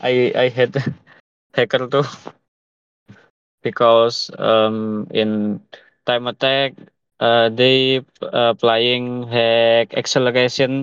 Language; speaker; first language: English; non-native, learner; Indonesian